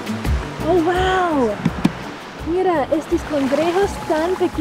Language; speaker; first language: Spanish; non-native, fluent; English